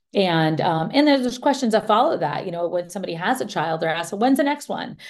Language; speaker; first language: English; native; English